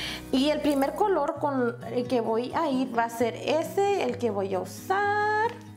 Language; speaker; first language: Spanish; early bilingual, heritage; Spanish